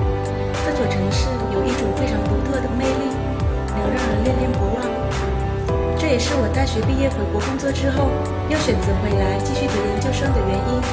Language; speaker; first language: Chinese; non-native, fluent; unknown